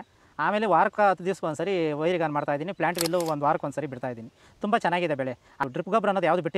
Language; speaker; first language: Kannada; native; Kannada